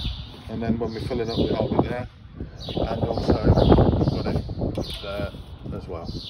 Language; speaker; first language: English; native; English